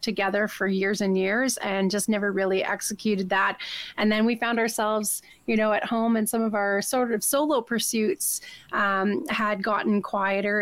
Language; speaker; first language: English; native; English